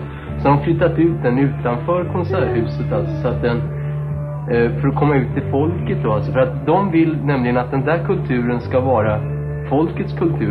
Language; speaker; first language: Swedish; native; Swedish